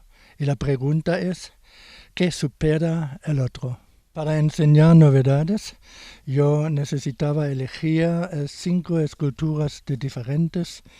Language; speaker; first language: Spanish; non-native, fluent; German